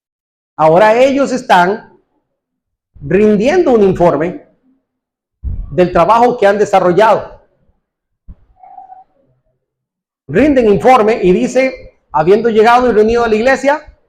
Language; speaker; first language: Spanish; native; Spanish